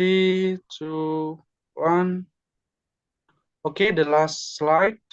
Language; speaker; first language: English; non-native, learner; Indonesian